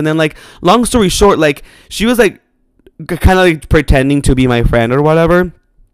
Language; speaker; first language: English; non-native, fluent; Spanish